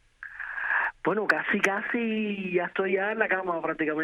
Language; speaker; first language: Spanish; native; Spanish